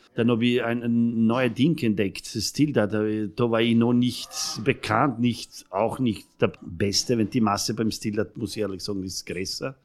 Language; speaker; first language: German; non-native, fluent; Serbian